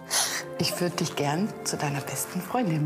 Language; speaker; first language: German; native; German